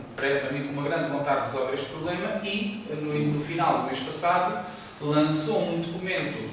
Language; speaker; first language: Portuguese; native; Portuguese